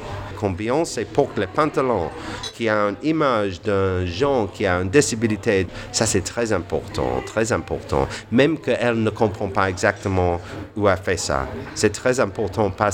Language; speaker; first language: French; non-native, fluent; English